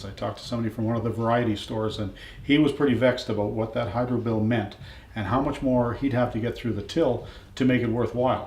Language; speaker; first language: English; native; English